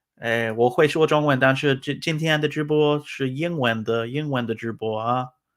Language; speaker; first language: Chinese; non-native, fluent; English